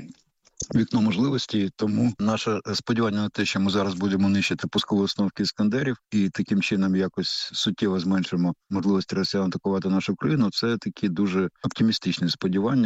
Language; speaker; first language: Ukrainian; native; Ukrainian